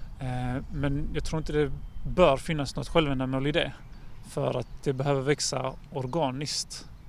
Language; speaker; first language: Swedish; native; Swedish